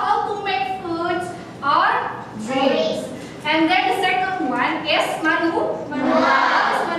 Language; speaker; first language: English; non-native, local second language; Indonesian